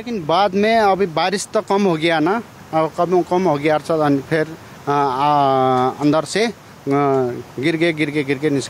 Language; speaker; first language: Hindi; non-native, learner; Nepali